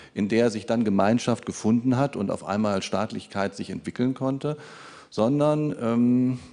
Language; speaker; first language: German; native; German